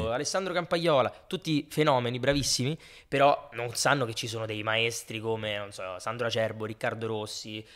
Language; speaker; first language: Italian; native; Italian